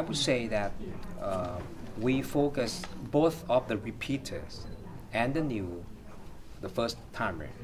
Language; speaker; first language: English; non-native, fluent; Thai